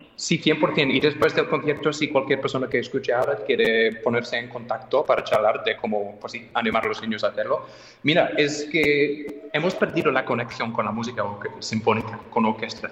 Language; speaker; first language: Spanish; non-native, fluent; English